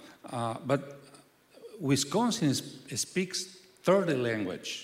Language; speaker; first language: English; non-native, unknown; Spanish